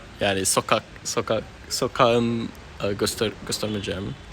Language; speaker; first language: Turkish; early bilingual, heritage; Turkish